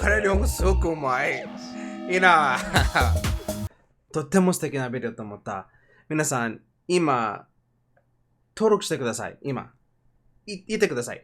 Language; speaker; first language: Japanese; non-native, learner; Spanish